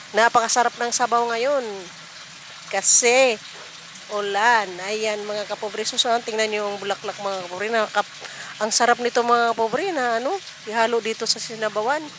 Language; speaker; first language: Filipino; non-native, local second language; Cebuano